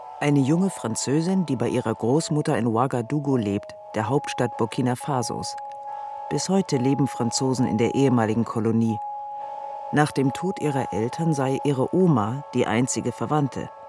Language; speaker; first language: German; native; German